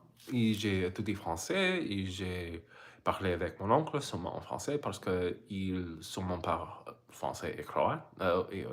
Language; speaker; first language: French; non-native, learner; English